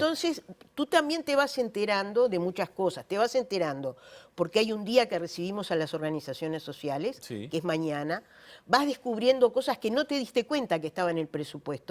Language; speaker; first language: Spanish; native; Spanish